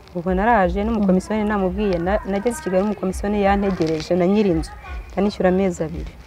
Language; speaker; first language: Kinyarwanda; early bilingual, other home language; Rundi